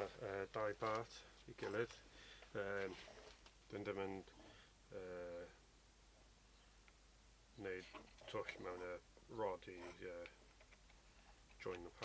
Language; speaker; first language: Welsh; non-native, learner; English